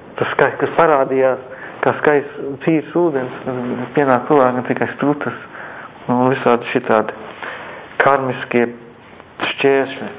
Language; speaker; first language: Latvian; native; Latvian